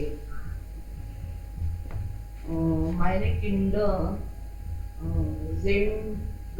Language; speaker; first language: German; non-native, learner; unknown